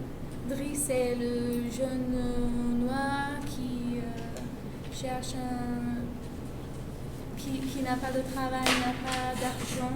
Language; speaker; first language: French; non-native, learner; English